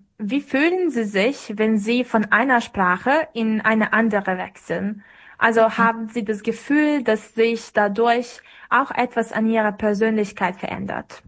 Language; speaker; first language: German; non-native, fluent; Serbian